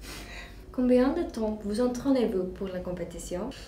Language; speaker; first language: French; non-native, learner; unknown